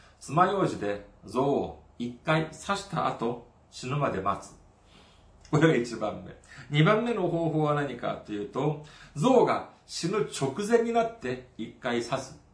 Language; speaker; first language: Japanese; non-native, fluent; Korean